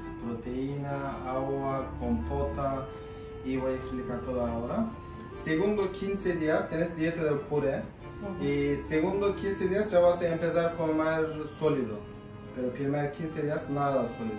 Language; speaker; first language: Spanish; non-native, fluent; Turkish